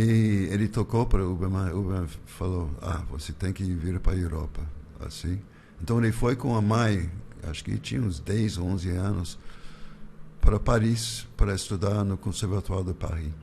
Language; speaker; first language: Portuguese; non-native, fluent; English